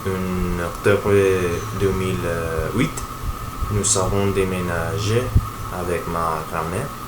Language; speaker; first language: French; non-native, learner; Spanish